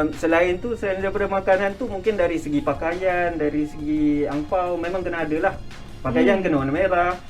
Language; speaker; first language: Malay; native; Malay